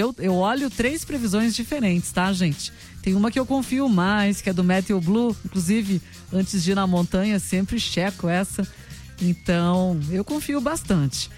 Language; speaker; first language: Portuguese; native; Portuguese